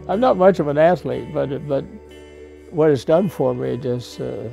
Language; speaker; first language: English; native; English